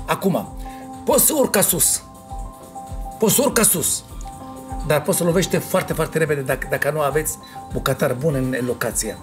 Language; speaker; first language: Romanian; non-native, fluent; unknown